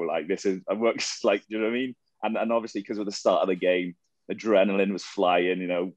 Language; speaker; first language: English; native; English